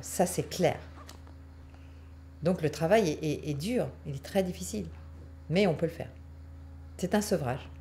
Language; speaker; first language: French; native; French